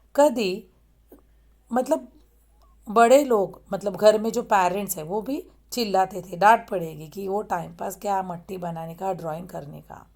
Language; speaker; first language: Hindi; non-native, local second language; Marathi